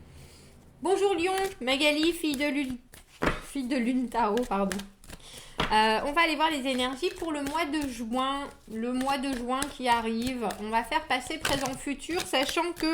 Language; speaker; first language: French; native; French